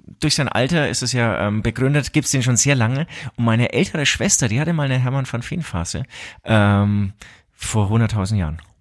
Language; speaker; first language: German; native; German